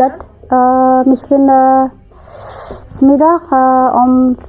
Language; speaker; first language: Dutch; non-native, learner; Indonesian